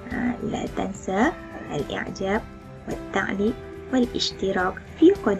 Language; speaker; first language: Arabic; non-native, fluent; Malay